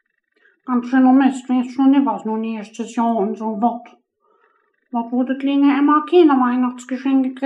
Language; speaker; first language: German; native; German